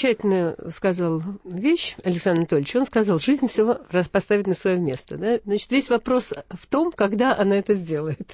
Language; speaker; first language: Russian; native; Russian